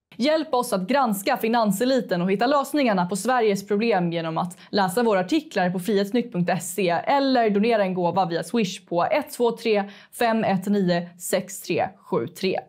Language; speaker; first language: Swedish; native; Swedish